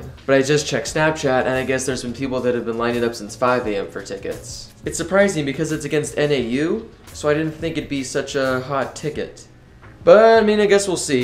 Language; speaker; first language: English; native; English